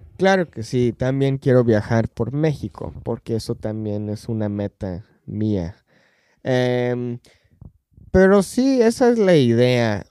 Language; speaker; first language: Spanish; non-native, fluent; English